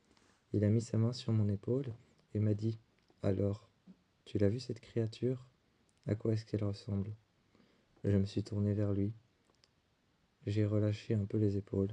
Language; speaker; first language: French; native; French